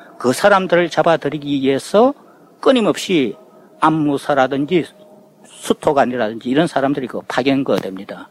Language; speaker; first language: Korean; native; Korean